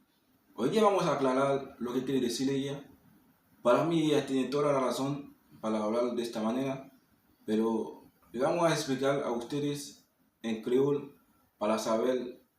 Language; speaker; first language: Spanish; non-native, fluent; Haitian Creole